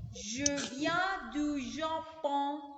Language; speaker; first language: French; non-native, fluent; Spanish